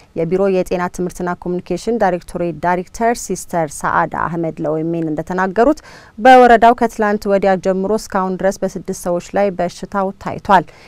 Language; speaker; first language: Amharic; non-native, local second language; Oromo